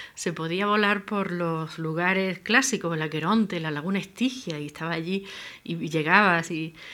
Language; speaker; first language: Spanish; native; Spanish